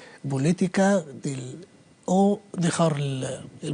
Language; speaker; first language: Spanish; non-native, learner; Arabic